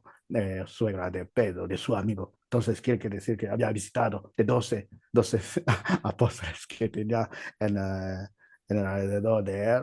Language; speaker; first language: Spanish; non-native, learner; Igbo